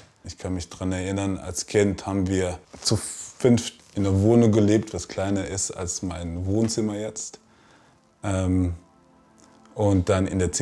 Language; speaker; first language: German; non-native, fluent; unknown